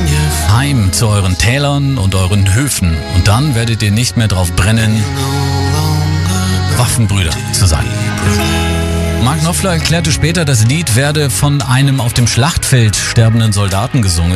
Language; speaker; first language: German; native; German